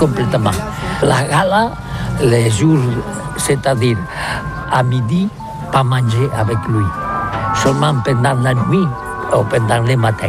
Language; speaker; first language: French; non-native, learner; Catalan